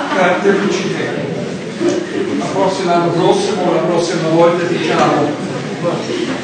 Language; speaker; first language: Italian; non-native, fluent; German